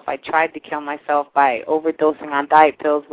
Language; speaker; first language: English; native; English